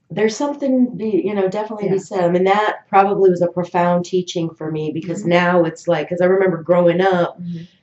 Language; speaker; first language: English; native; English